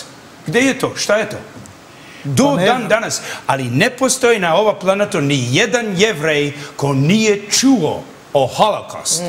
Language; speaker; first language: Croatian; early bilingual, heritage; English